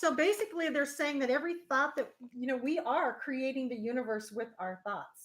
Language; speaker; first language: English; native; English